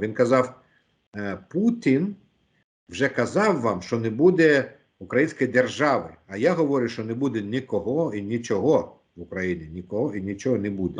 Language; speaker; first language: Ukrainian; non-native, local second language; Russian